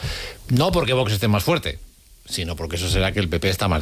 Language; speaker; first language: Spanish; native; Spanish